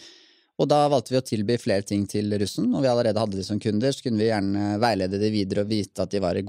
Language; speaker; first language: Norwegian; native; Norwegian